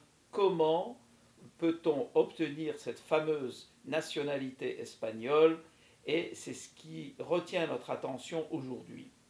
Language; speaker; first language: French; native; French